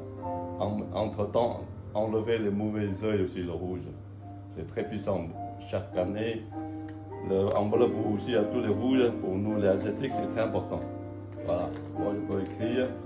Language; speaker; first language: French; non-native, fluent; Vietnamese